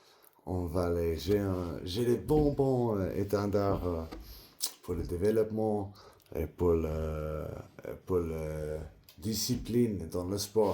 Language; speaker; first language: French; non-native, learner; English